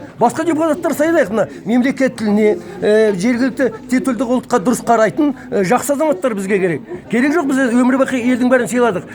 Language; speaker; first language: Kazakh; native; Kazakh